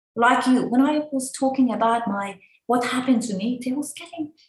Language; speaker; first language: English; non-native, fluent; Persian